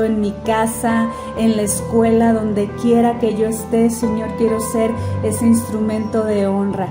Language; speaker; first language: Spanish; native; Spanish